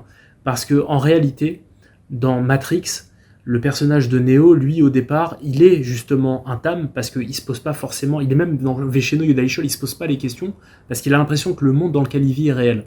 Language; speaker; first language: French; native; French